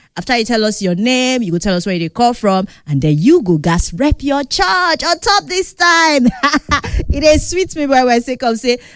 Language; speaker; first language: Nigerian Pidgin; native; Nigerian Pidgin